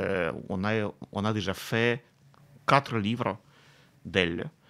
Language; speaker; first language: French; non-native, fluent; Russian